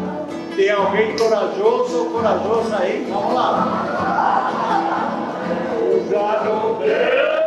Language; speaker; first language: Portuguese; non-native, fluent; Spanish